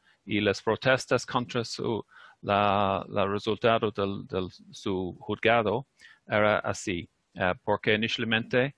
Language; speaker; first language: Spanish; non-native, fluent; English